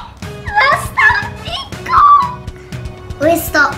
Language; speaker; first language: Japanese; early bilingual, heritage; Japanese